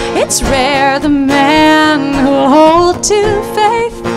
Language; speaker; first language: English; native; English